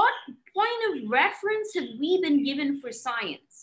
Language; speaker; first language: English; native; English